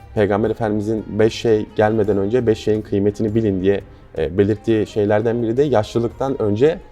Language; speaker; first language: Turkish; native; Turkish